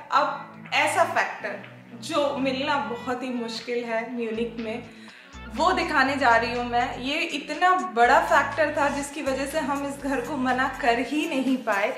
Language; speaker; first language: Hindi; native; Hindi